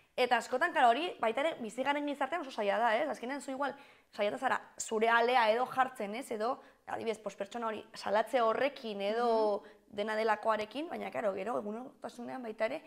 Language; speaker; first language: Basque; native; Basque